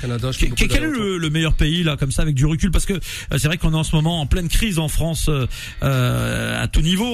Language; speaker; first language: French; native; French